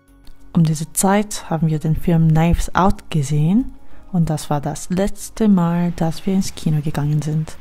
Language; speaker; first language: German; non-native, fluent; Korean